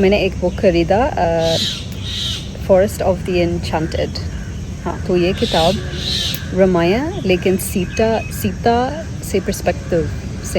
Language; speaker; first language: Hindi; non-native, learner; English